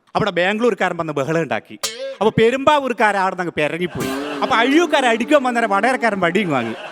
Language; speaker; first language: Malayalam; native; Malayalam